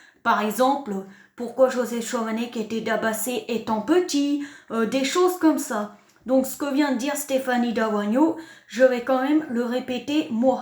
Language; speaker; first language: French; native; French